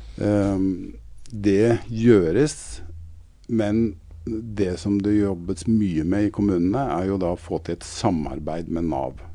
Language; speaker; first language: Norwegian; native; Norwegian